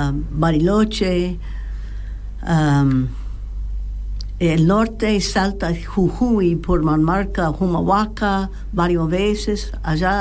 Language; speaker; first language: Spanish; non-native, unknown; English